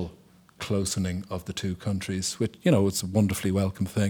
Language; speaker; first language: English; native; English